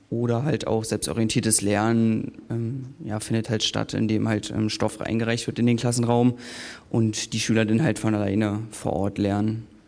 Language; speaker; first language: German; native; German